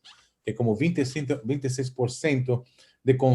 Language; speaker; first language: Portuguese; non-native, fluent; Spanish